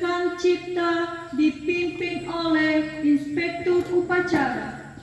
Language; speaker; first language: Indonesian; native; Indonesian